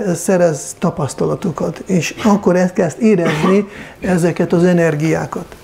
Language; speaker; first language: Hungarian; non-native, fluent; Russian